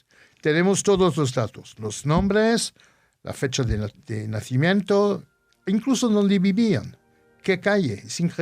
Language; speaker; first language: Spanish; early bilingual, heritage; Ladino